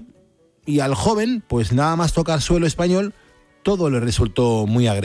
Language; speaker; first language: Spanish; native; Spanish